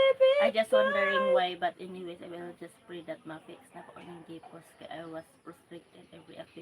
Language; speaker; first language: English; non-native, learner; Cebuano